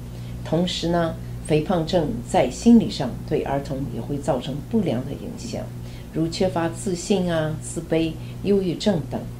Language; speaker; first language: Chinese; native; Chinese